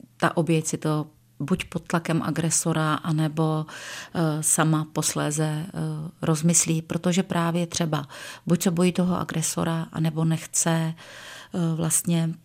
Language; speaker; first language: Czech; native; Czech